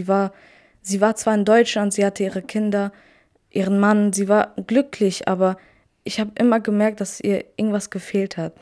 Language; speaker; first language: German; early bilingual, other home language; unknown